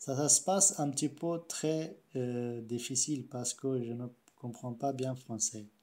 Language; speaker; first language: French; non-native, learner; Pashto